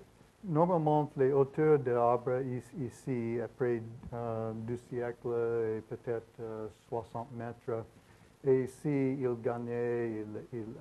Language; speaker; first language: French; non-native, learner; English